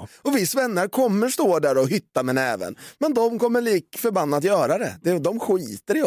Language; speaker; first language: Swedish; native; Swedish